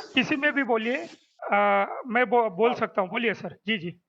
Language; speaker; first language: Hindi; non-native, local second language; Marathi